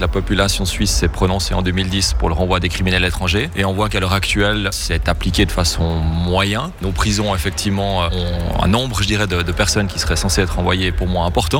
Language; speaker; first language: French; native; French